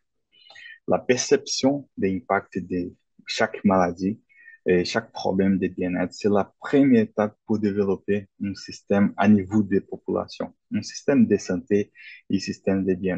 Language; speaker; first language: French; non-native, fluent; Portuguese